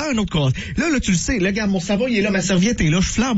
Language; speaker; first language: French; native; French